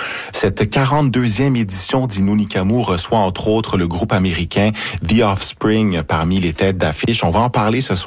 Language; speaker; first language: French; native; French